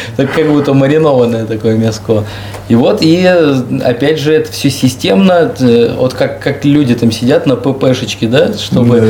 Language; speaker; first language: Russian; native; Russian